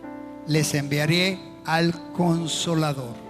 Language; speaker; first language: Spanish; native; Spanish